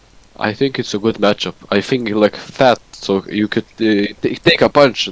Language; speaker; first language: English; non-native, learner; Russian